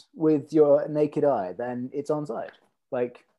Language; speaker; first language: English; early bilingual, other home language; Norwegian